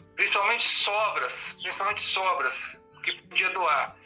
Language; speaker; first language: Portuguese; native; Portuguese